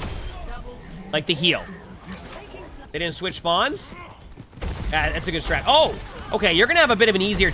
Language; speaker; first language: English; native; English